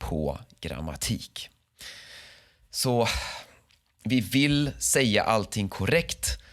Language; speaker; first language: Swedish; native; Swedish